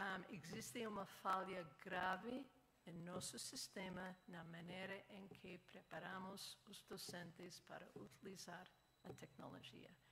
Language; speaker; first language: Portuguese; non-native, learner; English